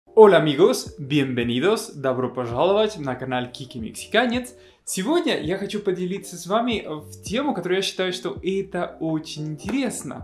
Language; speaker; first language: Russian; non-native, fluent; Spanish